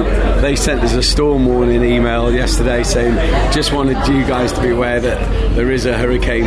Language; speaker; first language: English; native; English